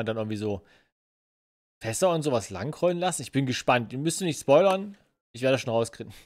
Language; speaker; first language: German; native; German